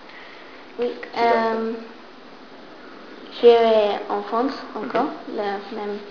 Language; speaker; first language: French; non-native, learner; English